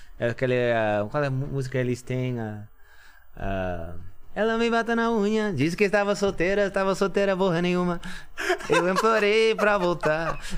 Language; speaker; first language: Portuguese; non-native, fluent; English